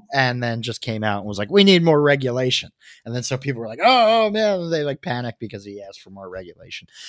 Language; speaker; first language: English; native; English